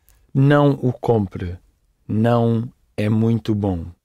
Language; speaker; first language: Portuguese; non-native, learner; English